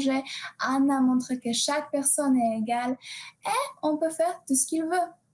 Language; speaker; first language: French; non-native, learner; Polish